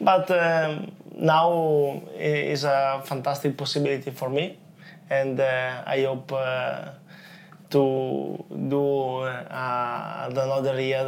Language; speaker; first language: English; non-native, learner; Italian